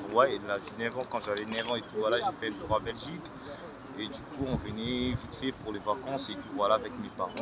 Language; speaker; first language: French; early bilingual, other home language; Lingala